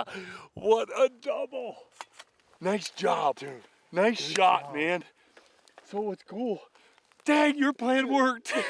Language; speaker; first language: English; native; English